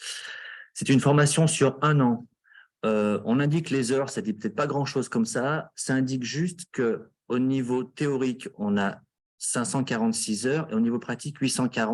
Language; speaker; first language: French; native; French